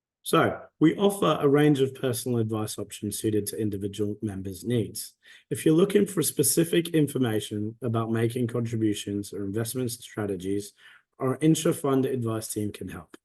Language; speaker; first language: English; native; English